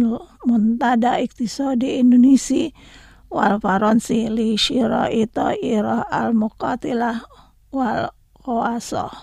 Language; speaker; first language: Arabic; non-native, learner; Indonesian